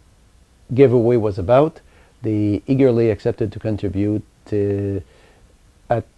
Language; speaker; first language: English; non-native, local second language; French